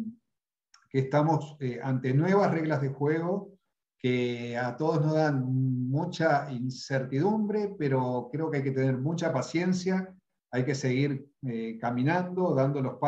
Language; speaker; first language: Spanish; native; Spanish